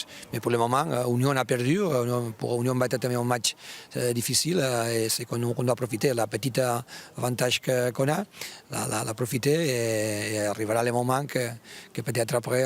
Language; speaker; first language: French; non-native, fluent; Spanish